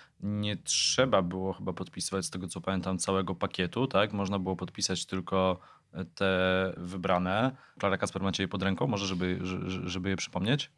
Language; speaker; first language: Polish; native; Polish